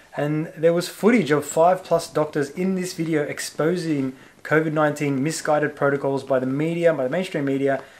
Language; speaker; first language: English; native; English